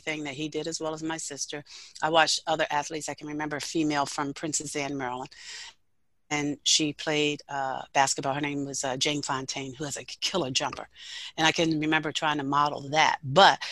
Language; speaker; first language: English; native; English